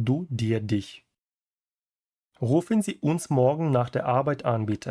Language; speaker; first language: German; non-native, fluent; Ukrainian